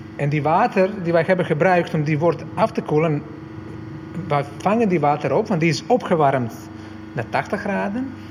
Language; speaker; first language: Dutch; non-native, fluent; Croatian